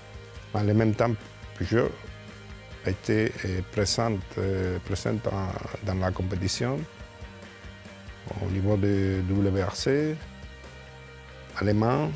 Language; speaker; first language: French; non-native, fluent; Spanish